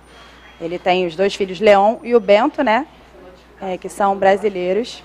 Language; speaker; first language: Portuguese; native; Portuguese